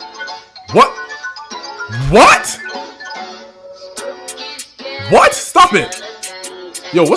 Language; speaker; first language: English; native; English